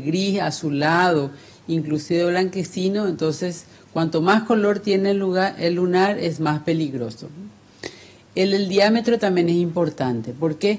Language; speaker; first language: Spanish; native; Spanish